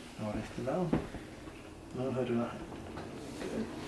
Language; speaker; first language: Spanish; non-native, learner; English